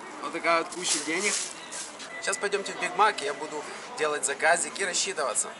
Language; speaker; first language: Russian; native; Russian